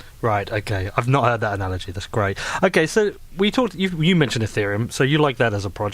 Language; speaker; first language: English; native; English